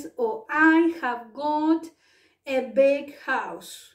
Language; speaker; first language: English; non-native, fluent; Spanish